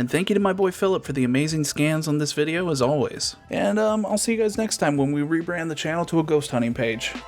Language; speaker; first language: English; native; English